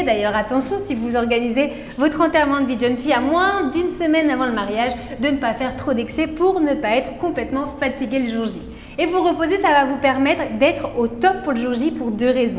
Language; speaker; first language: French; native; French